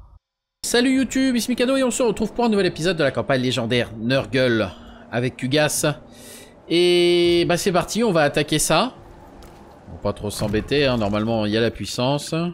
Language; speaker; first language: French; native; French